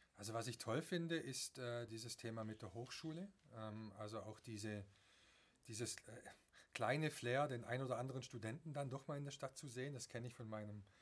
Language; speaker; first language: German; native; German